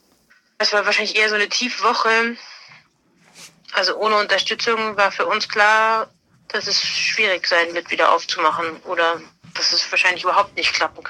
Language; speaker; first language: German; native; German